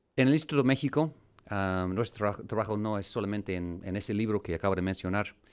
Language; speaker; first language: Spanish; non-native, fluent; English